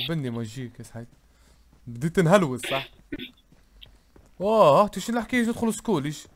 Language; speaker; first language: Arabic; native; Arabic